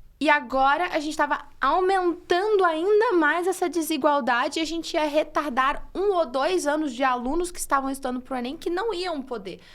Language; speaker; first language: Portuguese; early bilingual, heritage; English